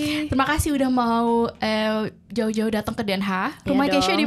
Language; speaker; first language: Indonesian; native; Indonesian